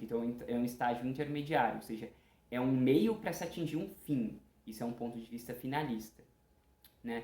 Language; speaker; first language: Portuguese; native; Portuguese